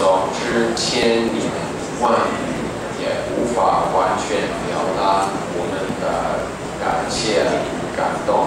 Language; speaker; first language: Chinese; non-native, fluent; English